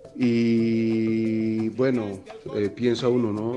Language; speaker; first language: Spanish; native; Spanish